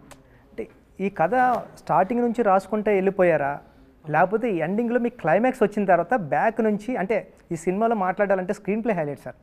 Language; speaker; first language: Telugu; native; Telugu